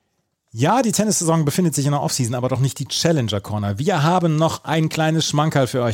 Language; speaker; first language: German; native; German